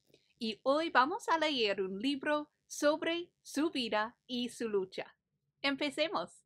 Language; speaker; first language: Spanish; early bilingual, heritage; Spanish